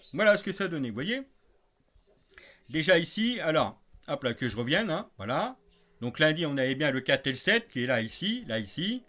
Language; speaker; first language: French; native; French